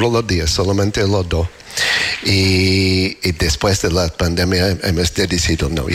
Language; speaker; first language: Spanish; non-native, learner; English